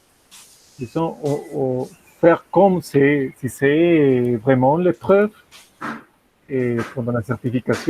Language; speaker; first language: French; non-native, fluent; Spanish